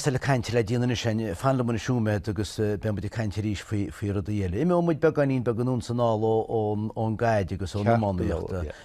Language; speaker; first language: Irish; native; Irish